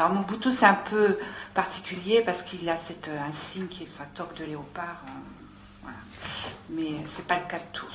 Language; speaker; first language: French; native; French